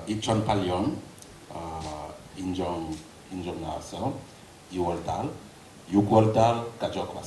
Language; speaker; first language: Korean; non-native, learner; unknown